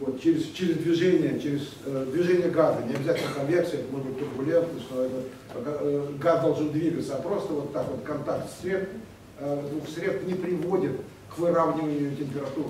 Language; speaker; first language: Russian; native; Russian